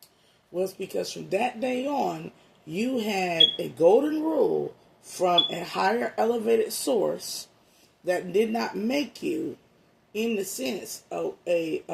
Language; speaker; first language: English; native; English